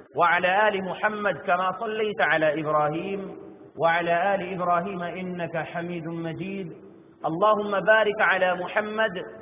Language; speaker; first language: Urdu; native; Urdu